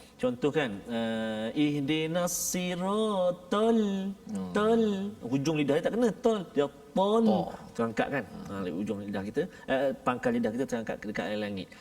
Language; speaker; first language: Malay; native; Malay